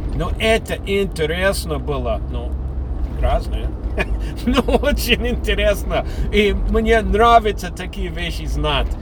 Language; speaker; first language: Russian; non-native, fluent; English